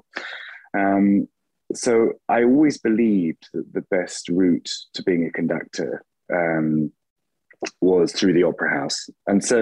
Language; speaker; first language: English; native; English